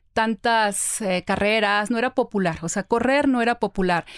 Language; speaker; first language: Spanish; native; Spanish